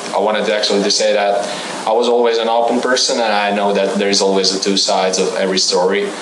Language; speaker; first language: English; non-native, fluent; Croatian